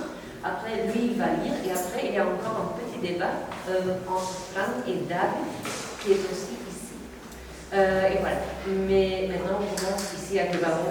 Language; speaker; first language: French; non-native, local second language; Dutch